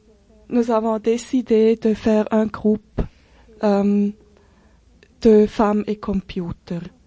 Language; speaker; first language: French; non-native, local second language; German